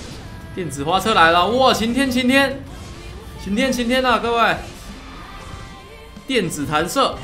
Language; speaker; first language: Chinese; native; Chinese